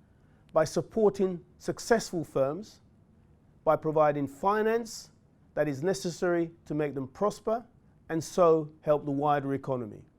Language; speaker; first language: English; native; English